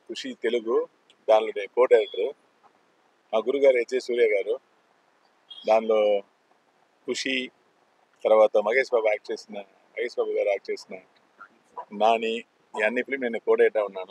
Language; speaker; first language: Telugu; non-native, learner; Tamil